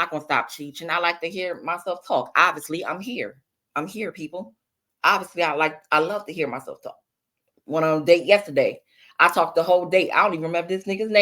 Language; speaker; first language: English; native; English